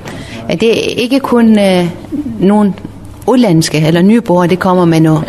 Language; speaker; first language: Danish; non-native, learner; Persian